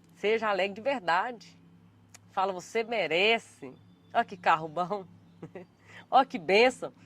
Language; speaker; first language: Portuguese; native; Portuguese